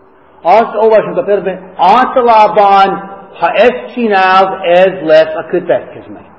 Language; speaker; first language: Hungarian; non-native, fluent; English